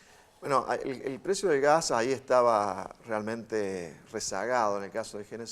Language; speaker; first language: Spanish; native; Spanish